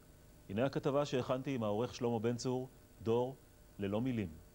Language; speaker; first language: Hebrew; native; Hebrew